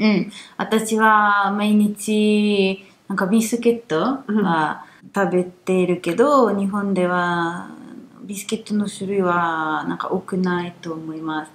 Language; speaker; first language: Japanese; non-native, fluent; Italian